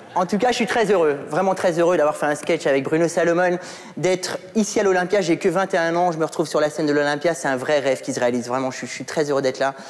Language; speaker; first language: French; early bilingual, other home language; Arabic